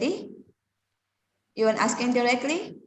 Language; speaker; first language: English; non-native, learner; Indonesian